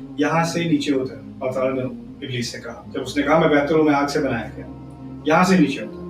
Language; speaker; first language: Urdu; early bilingual, heritage; Urdu